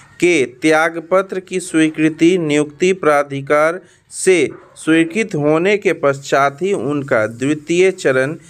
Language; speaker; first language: Hindi; native; Hindi